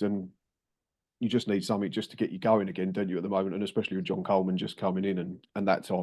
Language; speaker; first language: English; native; English